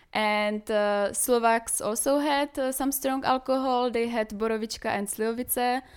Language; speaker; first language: English; non-native, fluent; Czech